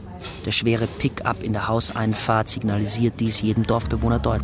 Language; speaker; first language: German; native; German